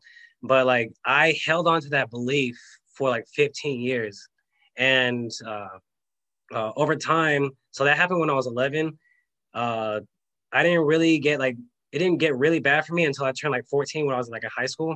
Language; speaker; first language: English; native; English